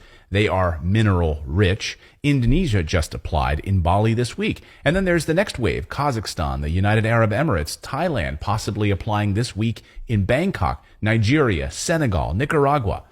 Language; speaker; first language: English; native; English